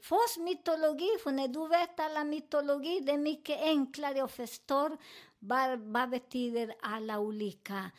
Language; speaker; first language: Swedish; non-native, learner; Spanish